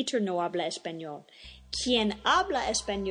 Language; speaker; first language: Spanish; non-native, fluent; English